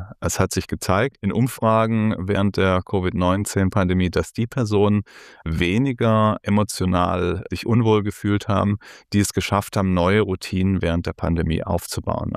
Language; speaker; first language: German; native; German